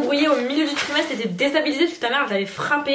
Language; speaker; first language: French; native; French